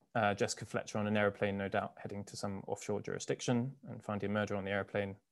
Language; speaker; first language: English; native; English